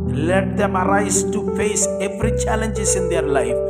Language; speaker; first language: English; non-native, local second language; Tamil